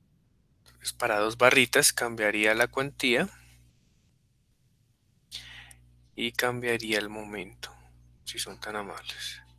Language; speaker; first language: Spanish; native; Spanish